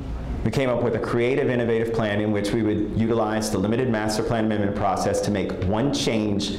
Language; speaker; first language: English; native; English